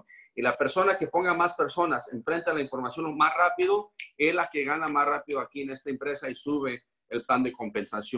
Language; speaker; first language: Spanish; native; Spanish